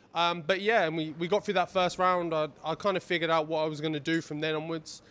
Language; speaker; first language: English; native; English